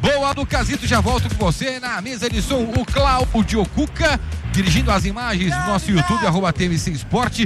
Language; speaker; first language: Portuguese; native; Portuguese